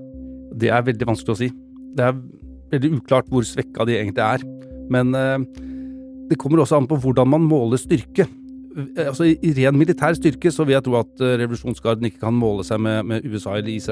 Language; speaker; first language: Norwegian; native; Norwegian